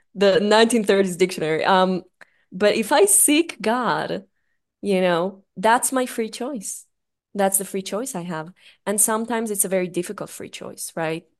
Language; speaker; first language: English; non-native, fluent; Hebrew